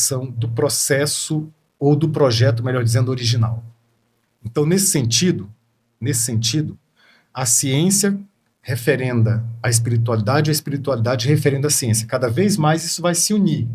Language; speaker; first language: Portuguese; native; Portuguese